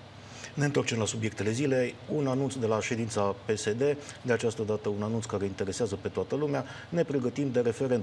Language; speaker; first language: Romanian; native; Romanian